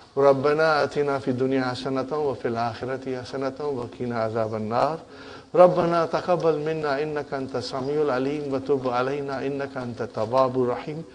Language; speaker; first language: Arabic; non-native, fluent; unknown